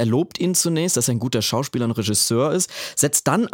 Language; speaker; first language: German; native; German